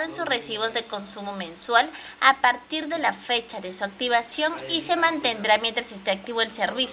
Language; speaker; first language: Spanish; native; Spanish